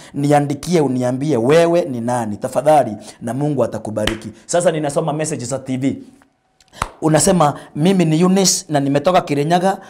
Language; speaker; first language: Swahili; non-native, local second language; Meru